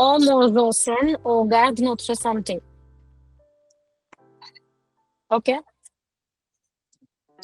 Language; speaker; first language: French; non-native, fluent; Hindi